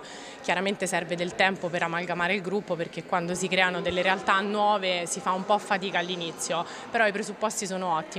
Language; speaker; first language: Italian; native; Italian